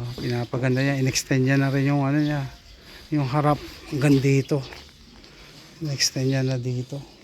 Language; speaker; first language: Filipino; native; Filipino